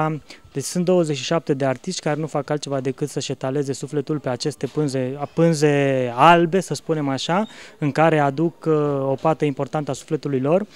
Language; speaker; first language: Romanian; native; Romanian